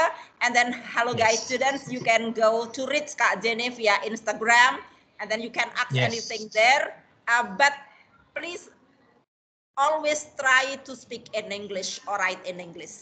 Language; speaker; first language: English; non-native, fluent; Indonesian